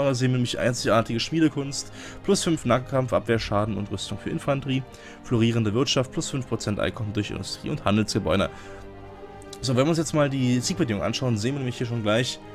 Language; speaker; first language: German; native; German